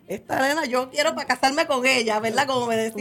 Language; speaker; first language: Spanish; native; Spanish